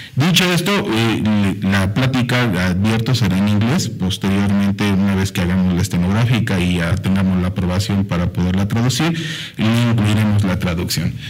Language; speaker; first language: Spanish; native; Spanish